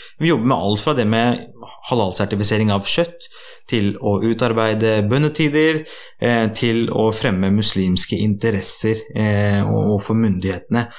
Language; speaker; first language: Norwegian; early bilingual, other home language; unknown